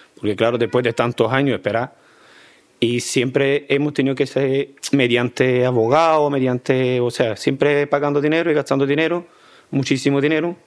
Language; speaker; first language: Spanish; early bilingual, other home language; Albanian